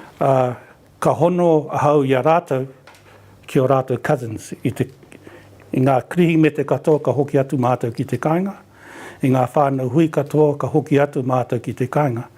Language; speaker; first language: Māori; native; Māori